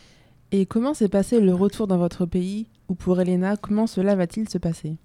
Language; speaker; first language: French; native; French